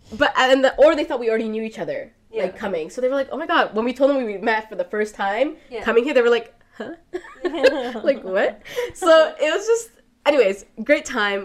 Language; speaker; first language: English; native; English